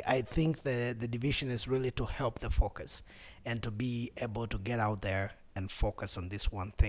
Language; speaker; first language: English; non-native, local second language; Kamba